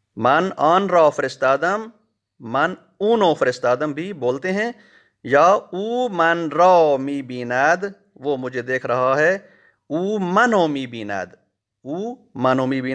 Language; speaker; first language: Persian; non-native, fluent; Urdu